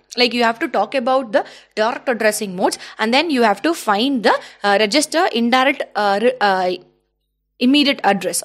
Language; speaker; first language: English; non-native, local second language; Tamil